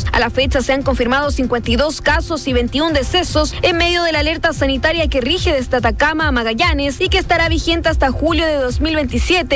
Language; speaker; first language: Spanish; native; Spanish